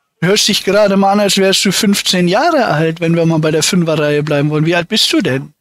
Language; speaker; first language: German; native; German